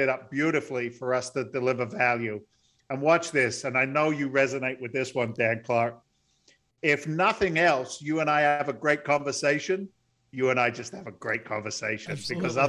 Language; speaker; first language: English; native; English